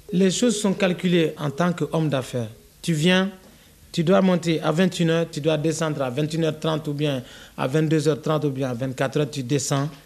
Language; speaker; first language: French; non-native, local second language; Bambara